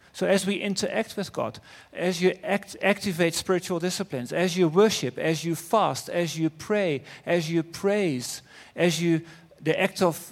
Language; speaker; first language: English; non-native, fluent; Dutch